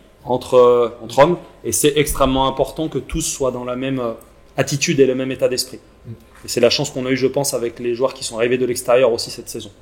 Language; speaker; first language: French; native; French